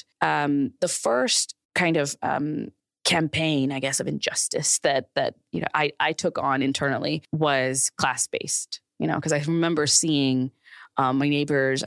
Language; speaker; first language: English; early bilingual, other home language; Urdu